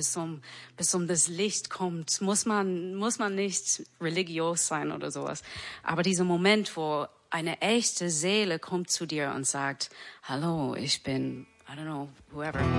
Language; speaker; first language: German; non-native, learner; English